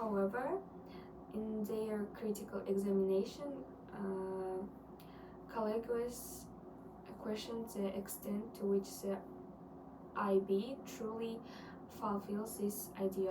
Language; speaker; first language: English; non-native, learner; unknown